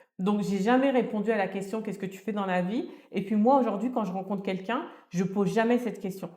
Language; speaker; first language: French; early bilingual, other home language; Wolof